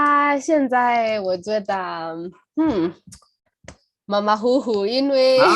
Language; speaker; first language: Chinese; non-native, learner; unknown